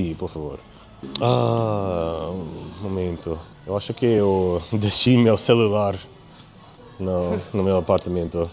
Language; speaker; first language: Portuguese; non-native, learner; English